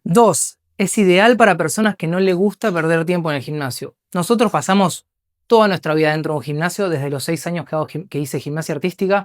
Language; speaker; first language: Spanish; native; Spanish